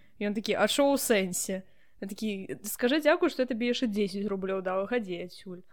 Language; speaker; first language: Belarusian; non-native, local second language; Russian